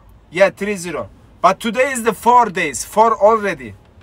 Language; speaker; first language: English; non-native, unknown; Turkish